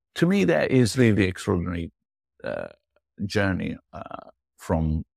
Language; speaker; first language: English; non-native, fluent; Italian